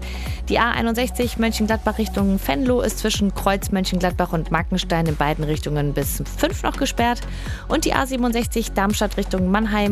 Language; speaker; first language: German; native; German